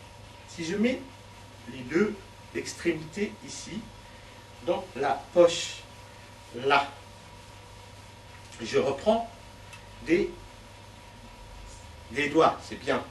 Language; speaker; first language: French; native; French